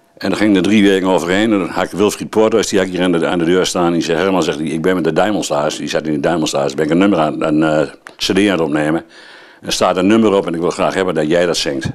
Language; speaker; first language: Dutch; native; Dutch